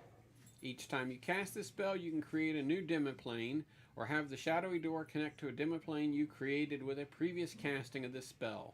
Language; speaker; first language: English; native; English